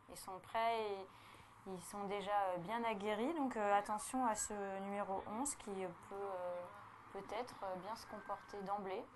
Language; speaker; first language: French; native; French